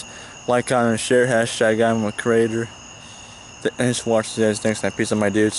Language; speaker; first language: English; native; English